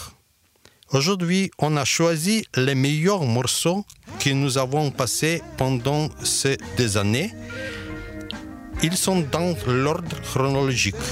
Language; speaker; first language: French; non-native, fluent; Ukrainian